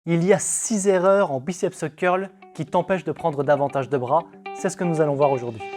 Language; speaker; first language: French; native; French